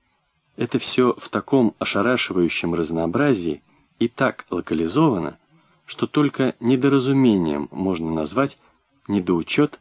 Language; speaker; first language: Russian; native; Russian